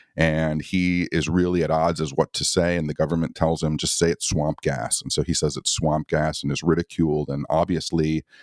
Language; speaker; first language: English; native; English